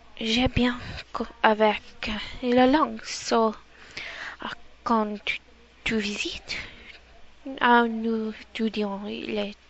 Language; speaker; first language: French; non-native, learner; Italian